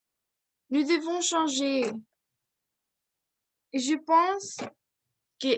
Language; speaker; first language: French; non-native, learner; Spanish